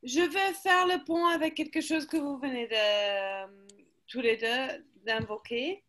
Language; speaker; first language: French; non-native, fluent; English